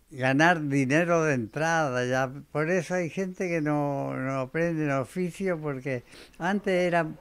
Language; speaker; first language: Spanish; native; Spanish